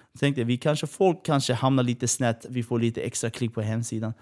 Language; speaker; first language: Swedish; early bilingual, other home language; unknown